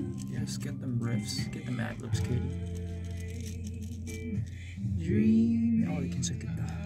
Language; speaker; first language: English; early bilingual, other home language; Korean